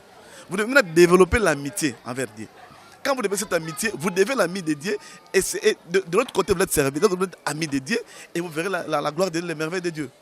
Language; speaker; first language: French; non-native, local second language; Lingala